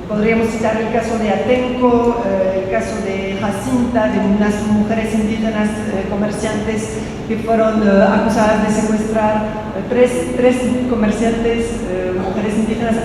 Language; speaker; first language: Spanish; non-native, fluent; French